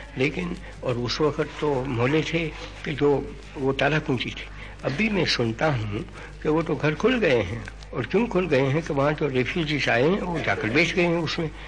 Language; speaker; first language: Hindi; non-native, local second language; Gujarati